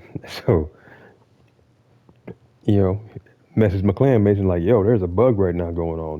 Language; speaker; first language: English; native; English